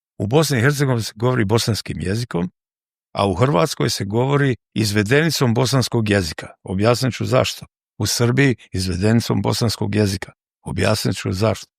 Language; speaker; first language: Croatian; native; Croatian